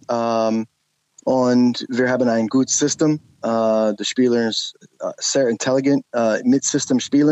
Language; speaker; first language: German; non-native, learner; English